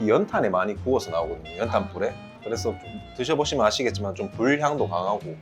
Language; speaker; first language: Korean; native; Korean